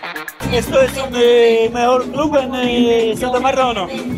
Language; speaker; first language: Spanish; non-native, learner; Polish